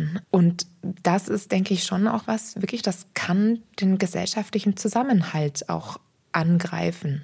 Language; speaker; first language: German; native; German